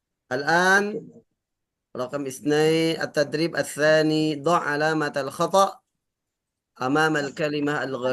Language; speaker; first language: Arabic; non-native, fluent; Indonesian